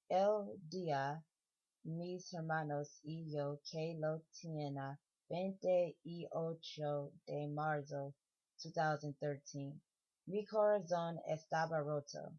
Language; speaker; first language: Spanish; non-native, learner; English